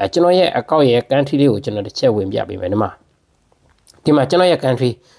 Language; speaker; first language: Burmese; native; Burmese